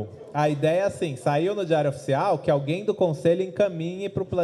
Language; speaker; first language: Portuguese; native; Portuguese